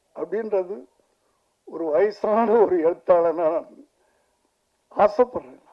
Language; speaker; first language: Tamil; native; Tamil